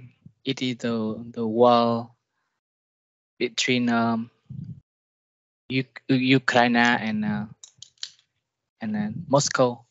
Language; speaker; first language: English; non-native, learner; Vietnamese